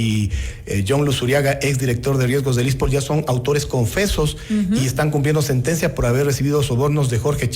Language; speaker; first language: Spanish; native; Spanish